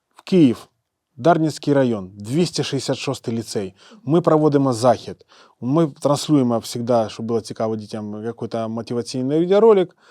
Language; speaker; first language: Ukrainian; non-native, local second language; Russian